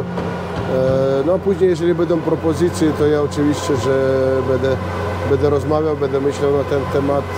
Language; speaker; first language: Polish; non-native, fluent; Russian